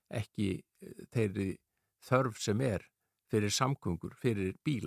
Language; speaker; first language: Icelandic; native; Icelandic